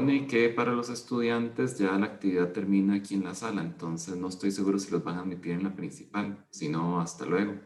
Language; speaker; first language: Spanish; native; Spanish